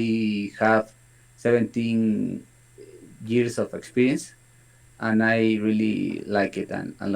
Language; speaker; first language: English; non-native, learner; Spanish